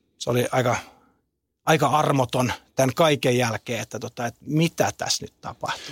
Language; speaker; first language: Finnish; native; Finnish